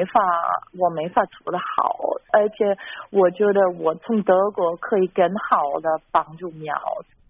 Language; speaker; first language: Chinese; non-native, fluent; German